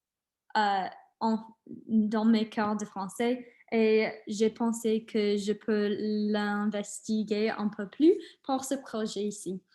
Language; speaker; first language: French; non-native, learner; English